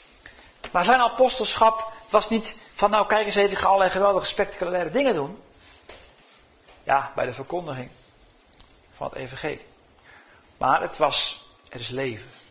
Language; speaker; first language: Dutch; native; Dutch